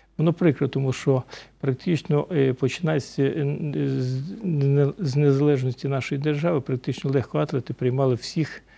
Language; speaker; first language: Ukrainian; native; Ukrainian